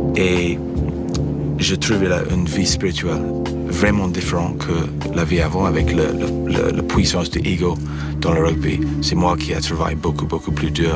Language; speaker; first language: French; non-native, fluent; English